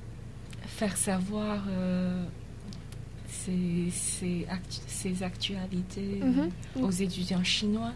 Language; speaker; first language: French; non-native, fluent; Chinese